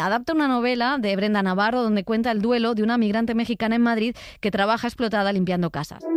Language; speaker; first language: Spanish; native; Spanish